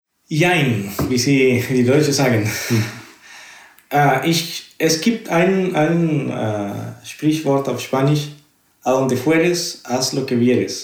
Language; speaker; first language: German; non-native, fluent; Spanish